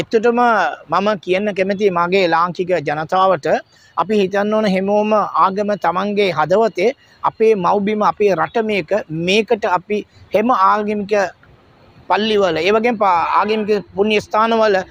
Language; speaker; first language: Sinhala; non-native, local second language; Tamil